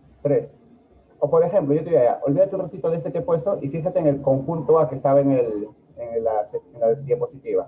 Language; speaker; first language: Spanish; native; Spanish